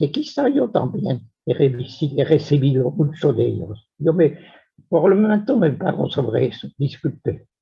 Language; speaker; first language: Spanish; non-native, fluent; French